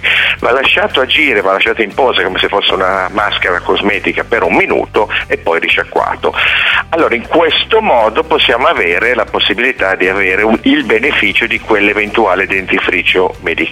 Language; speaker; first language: Italian; native; Italian